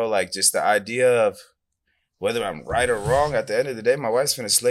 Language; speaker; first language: English; non-native, fluent; Persian